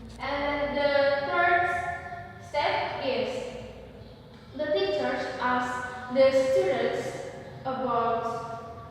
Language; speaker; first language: English; non-native, learner; Indonesian